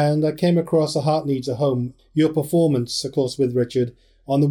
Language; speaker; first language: English; native; English